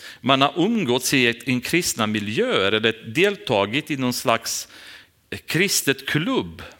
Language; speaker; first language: Swedish; non-native, fluent; Romanian